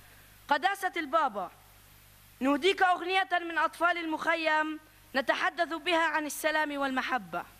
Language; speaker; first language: Arabic; native; Arabic